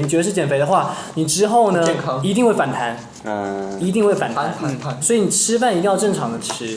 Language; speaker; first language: Chinese; native; Chinese